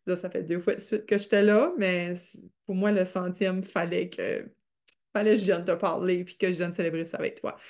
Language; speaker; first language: French; native; French